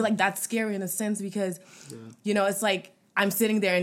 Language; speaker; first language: English; non-native, fluent; French